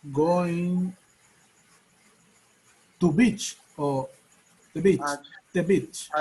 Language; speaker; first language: English; non-native, learner; Spanish